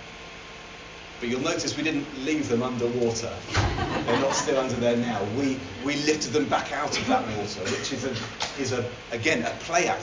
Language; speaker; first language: English; native; English